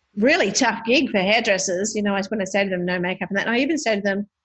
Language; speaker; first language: English; native; English